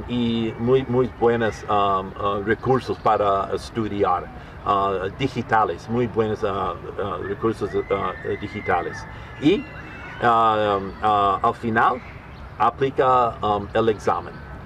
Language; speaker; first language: Spanish; non-native, learner; English